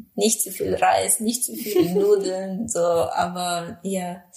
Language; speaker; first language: German; non-native, fluent; Spanish